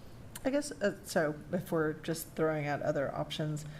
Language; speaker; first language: English; native; English